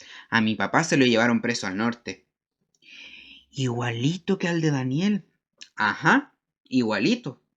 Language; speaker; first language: Spanish; native; Spanish